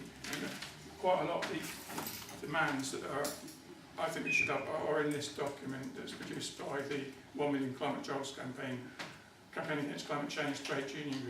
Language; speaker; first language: English; native; English